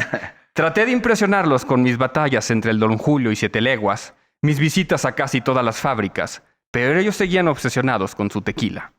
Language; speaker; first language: Spanish; native; Spanish